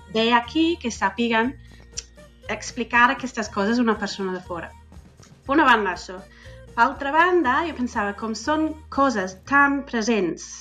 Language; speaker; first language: Catalan; non-native, fluent; English